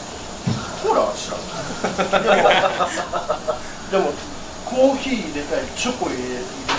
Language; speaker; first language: Japanese; native; Japanese